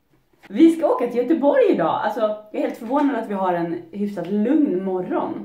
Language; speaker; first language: Swedish; native; Swedish